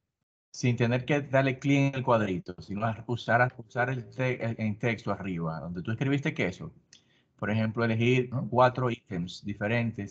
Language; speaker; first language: Spanish; native; Spanish